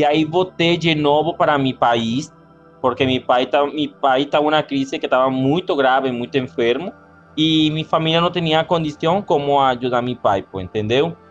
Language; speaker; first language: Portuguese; non-native, learner; Spanish